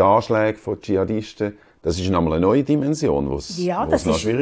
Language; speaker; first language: German; native; German